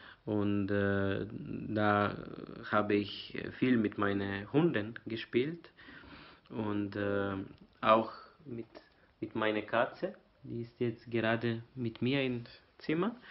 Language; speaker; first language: German; non-native, learner; Serbian